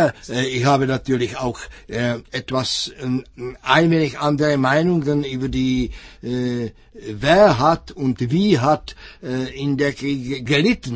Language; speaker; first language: German; non-native, fluent; Czech